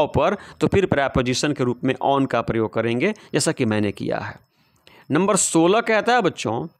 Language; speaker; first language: Hindi; native; Hindi